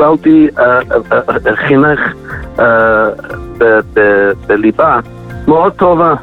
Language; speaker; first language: Hebrew; non-native, fluent; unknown